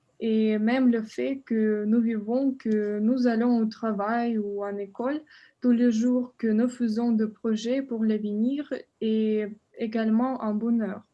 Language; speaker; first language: French; non-native, learner; Russian